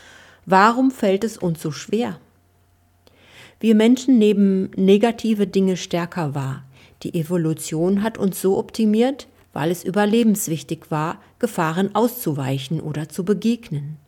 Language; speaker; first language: German; native; German